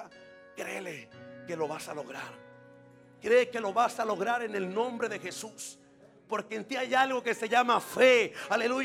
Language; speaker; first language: Spanish; native; Spanish